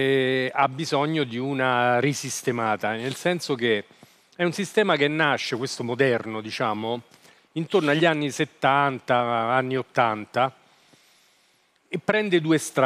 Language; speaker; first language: Italian; native; Italian